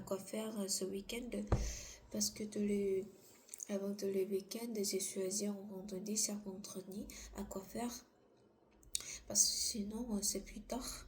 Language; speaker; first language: French; non-native, learner; Korean